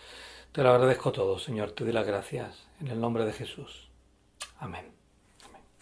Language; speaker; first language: Spanish; native; Spanish